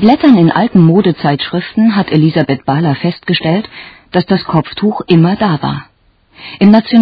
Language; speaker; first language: German; native; German